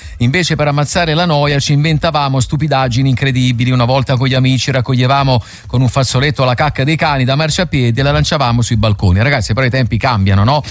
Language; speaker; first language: Italian; native; Italian